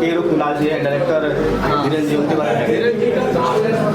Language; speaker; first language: Hindi; native; Hindi